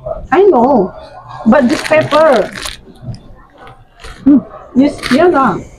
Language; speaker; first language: English; non-native, learner; Indonesian